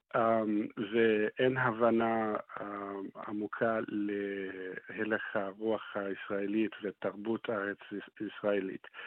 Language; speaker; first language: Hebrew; non-native, fluent; Arabic